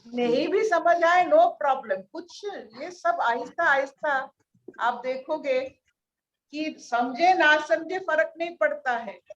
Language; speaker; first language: Hindi; non-native, local second language; Odia